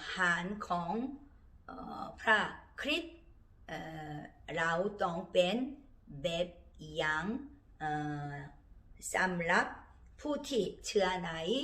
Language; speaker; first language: Thai; non-native, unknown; Korean